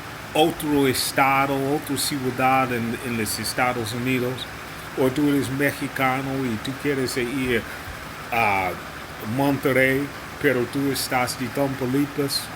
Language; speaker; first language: Spanish; non-native, learner; English